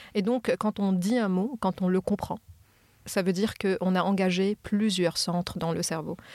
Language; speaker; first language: French; non-native, fluent; Arabic